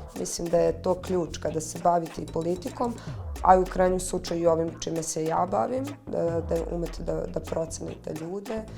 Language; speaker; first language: Serbian; native; Serbian